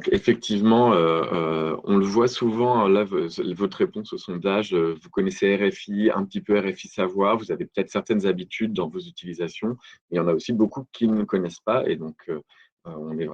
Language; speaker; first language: French; native; French